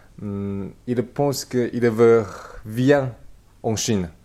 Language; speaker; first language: French; non-native, learner; Chinese